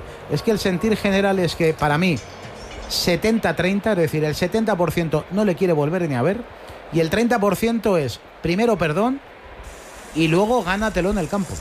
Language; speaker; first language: Spanish; native; Spanish